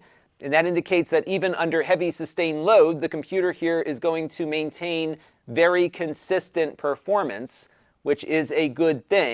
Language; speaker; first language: English; native; English